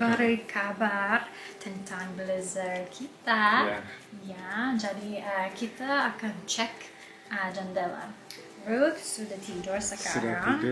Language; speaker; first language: Indonesian; non-native, learner; English